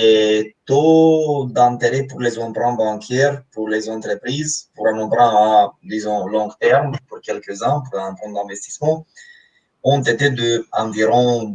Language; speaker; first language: French; non-native, fluent; Romanian